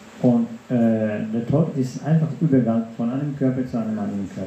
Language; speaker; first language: German; non-native, fluent; Russian